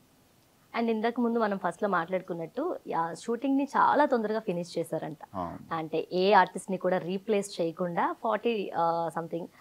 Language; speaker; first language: Telugu; native; Telugu